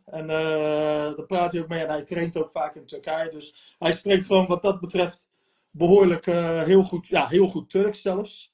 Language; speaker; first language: Dutch; early bilingual, other home language; Turkish